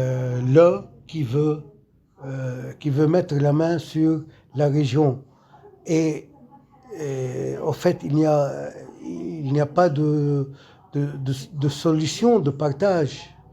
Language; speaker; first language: French; non-native, local second language; Arabic